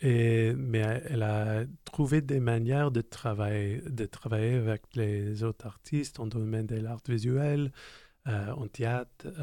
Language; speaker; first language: French; non-native, learner; English